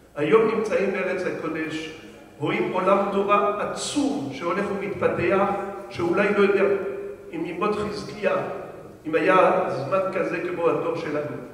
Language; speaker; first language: Hebrew; non-native, fluent; French